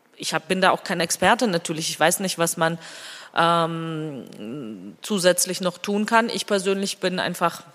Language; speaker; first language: German; non-native, fluent; Georgian